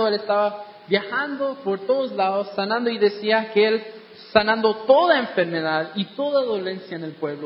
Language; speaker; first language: Spanish; non-native, fluent; English